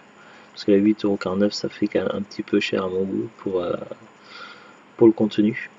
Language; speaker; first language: French; native; French